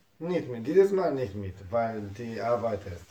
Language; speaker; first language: German; non-native, learner; Japanese